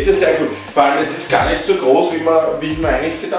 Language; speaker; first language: German; native; German